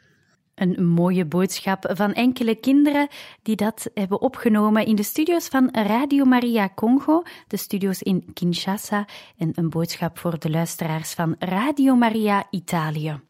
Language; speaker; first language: Dutch; native; Dutch